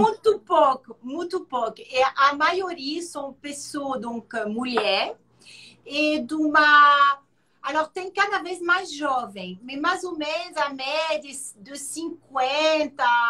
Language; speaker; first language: Portuguese; non-native, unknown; French